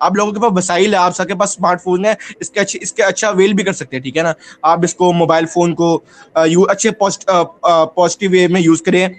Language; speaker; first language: Urdu; non-native, local second language; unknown